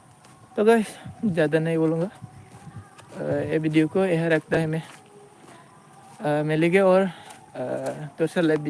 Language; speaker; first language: Hindi; non-native, local second language; Assamese